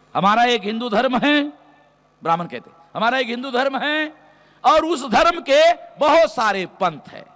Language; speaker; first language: Hindi; non-native, local second language; Marathi